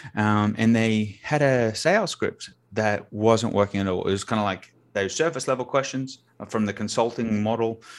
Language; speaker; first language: English; native; English